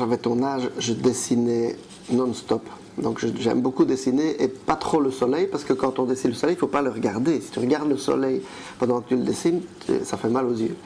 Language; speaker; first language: French; native; French